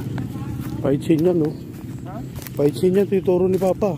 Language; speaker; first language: Filipino; native; Filipino